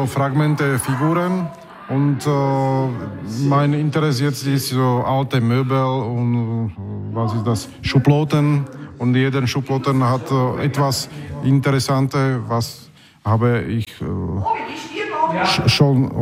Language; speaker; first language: German; non-native, learner; Slovak